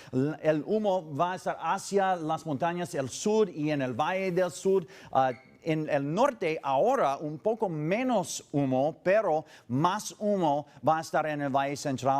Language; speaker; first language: Spanish; non-native, learner; English